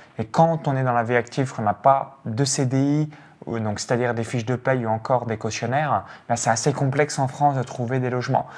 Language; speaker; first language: French; native; French